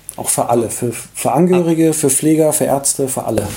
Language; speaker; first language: German; early bilingual, other home language; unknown